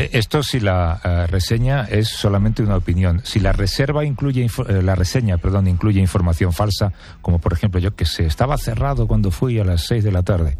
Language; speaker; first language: Spanish; native; Spanish